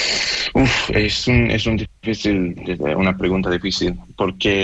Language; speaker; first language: Spanish; non-native, fluent; Hebrew